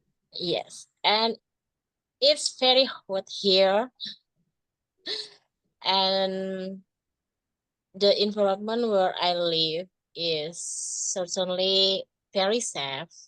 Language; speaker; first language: English; non-native, learner; Indonesian